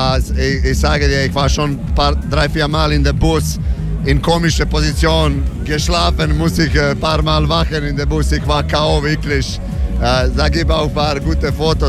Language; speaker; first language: German; non-native, fluent; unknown